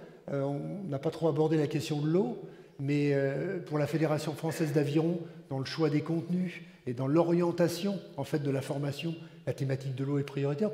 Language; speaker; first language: French; native; French